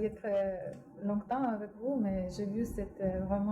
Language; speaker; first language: French; non-native, fluent; Russian